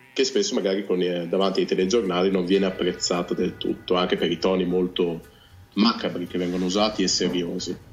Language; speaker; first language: Italian; native; Italian